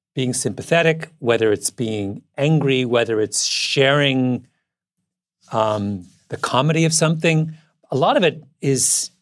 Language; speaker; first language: English; native; English